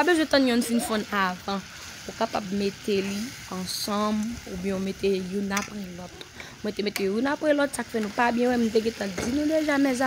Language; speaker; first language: French; non-native, learner; Haitian Creole